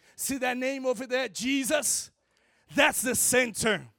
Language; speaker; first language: English; non-native, fluent; Portuguese